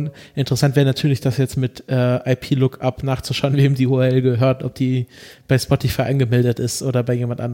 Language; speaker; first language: German; native; German